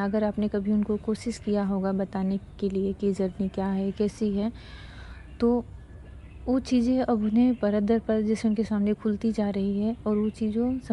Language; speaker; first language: Hindi; native; Hindi